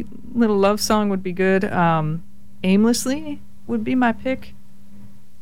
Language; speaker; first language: English; native; English